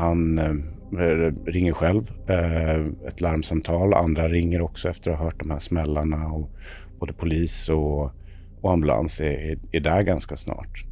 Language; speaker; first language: Swedish; native; Swedish